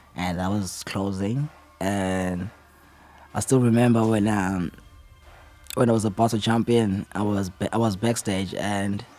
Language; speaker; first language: English; non-native, local second language; Zulu